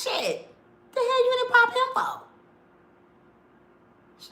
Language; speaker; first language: English; native; English